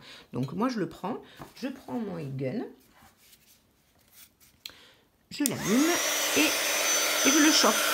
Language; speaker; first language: French; native; French